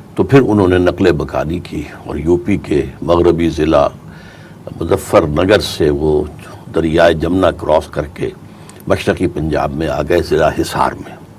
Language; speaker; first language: Urdu; native; Urdu